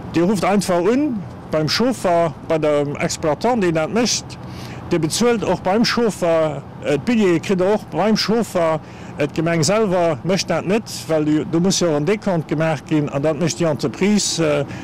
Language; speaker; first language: German; non-native, local second language; Luxembourgish